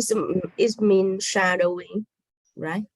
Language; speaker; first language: English; non-native, learner; Vietnamese